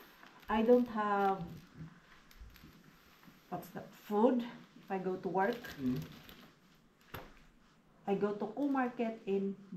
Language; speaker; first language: English; non-native, learner; Filipino